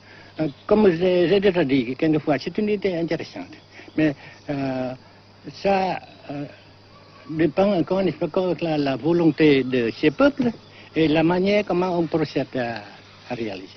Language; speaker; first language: French; non-native, local second language; Vietnamese